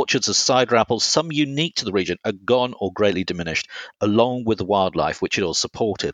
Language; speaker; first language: English; native; English